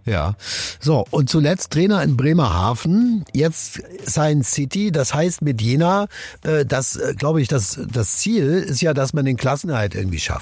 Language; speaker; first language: German; native; German